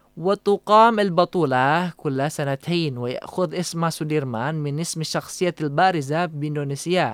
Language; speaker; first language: Arabic; non-native, fluent; Indonesian